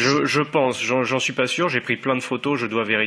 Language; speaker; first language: French; native; French